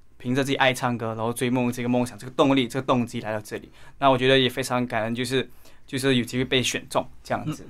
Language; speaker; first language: Chinese; native; Chinese